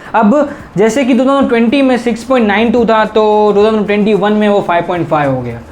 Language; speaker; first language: Hindi; native; Hindi